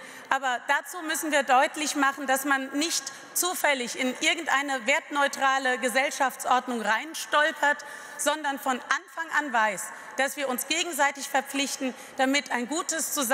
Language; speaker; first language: German; native; German